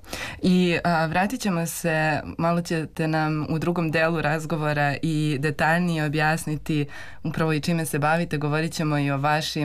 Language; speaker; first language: Serbian; native; Serbian